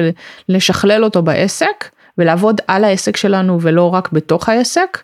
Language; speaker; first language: Hebrew; native; Hebrew